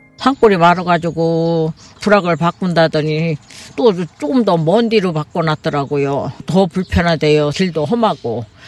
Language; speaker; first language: Korean; native; Korean